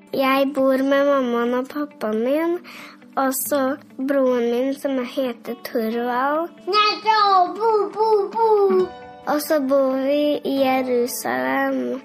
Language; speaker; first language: Norwegian; early bilingual, heritage; Norwegian